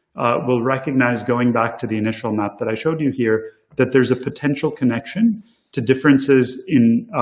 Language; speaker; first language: English; early bilingual, other home language; Tamil